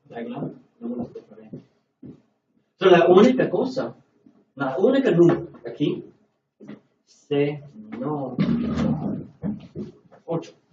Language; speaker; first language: Spanish; non-native, learner; English